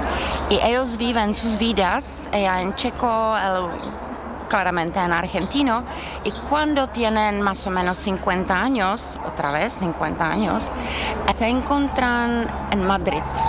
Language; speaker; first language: Spanish; non-native, learner; Czech